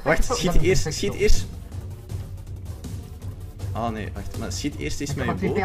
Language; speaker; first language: Dutch; native; Dutch